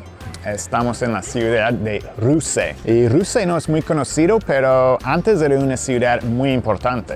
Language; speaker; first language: Spanish; non-native, fluent; English